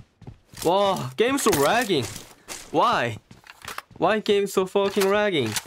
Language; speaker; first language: English; non-native, learner; Korean